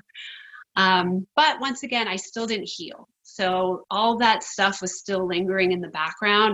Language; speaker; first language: English; native; English